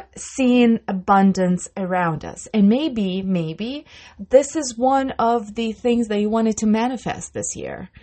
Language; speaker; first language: English; non-native, fluent; Russian